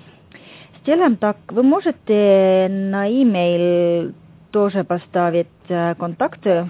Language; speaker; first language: Russian; non-native, learner; Estonian